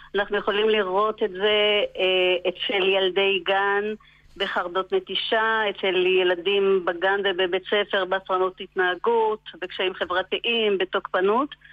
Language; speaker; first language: Hebrew; native; Hebrew